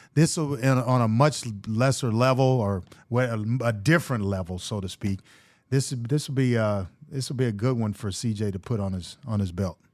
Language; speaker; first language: English; native; English